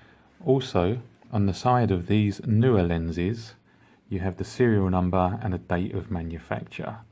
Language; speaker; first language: English; native; English